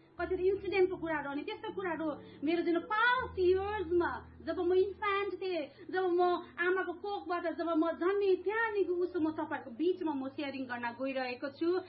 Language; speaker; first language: Nepali; native; Nepali